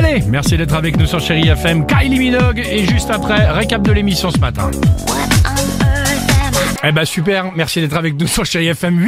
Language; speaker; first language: French; native; French